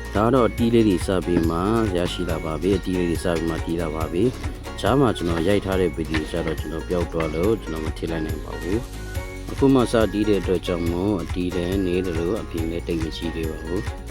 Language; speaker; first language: Burmese; non-native, local second language; Kachin